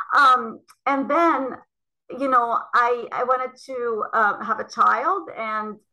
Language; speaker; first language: English; non-native, fluent; Arabic